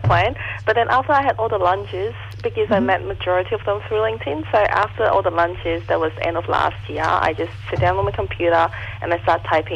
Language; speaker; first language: English; non-native, local second language; Cantonese